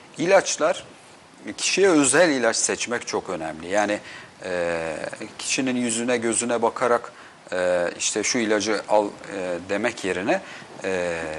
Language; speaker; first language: Turkish; native; Turkish